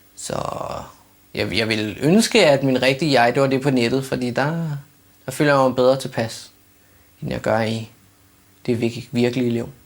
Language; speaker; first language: Danish; native; Danish